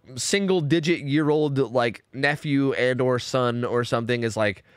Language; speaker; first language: English; native; English